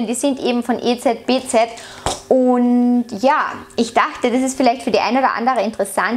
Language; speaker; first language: German; native; German